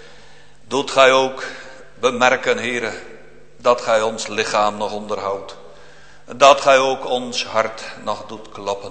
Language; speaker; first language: Dutch; native; Dutch